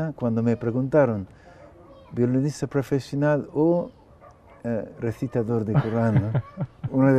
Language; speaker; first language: Spanish; non-native, fluent; English